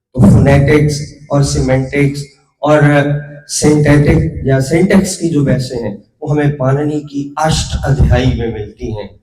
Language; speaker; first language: Urdu; non-native, local second language; Punjabi